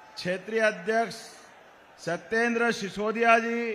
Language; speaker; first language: Hindi; native; Hindi